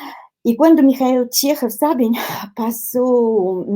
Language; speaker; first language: Portuguese; non-native, fluent; Russian